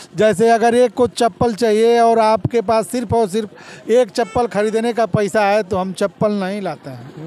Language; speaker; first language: Hindi; native; Hindi